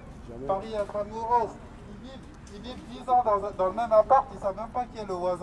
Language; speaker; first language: French; native; French